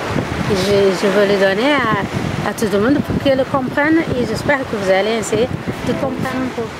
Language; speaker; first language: French; non-native, learner; Kabuverdianu